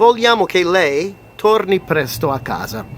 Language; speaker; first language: Italian; non-native, fluent; English